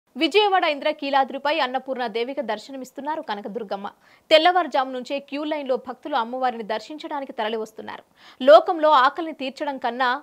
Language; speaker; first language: Telugu; native; Telugu